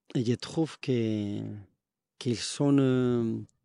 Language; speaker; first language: French; non-native, fluent; Spanish